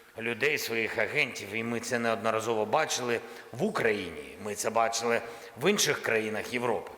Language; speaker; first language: Ukrainian; non-native, local second language; Russian